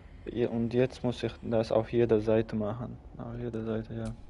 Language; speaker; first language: German; non-native, learner; Russian